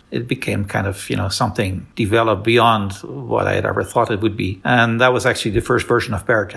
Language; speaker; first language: English; non-native, fluent; Dutch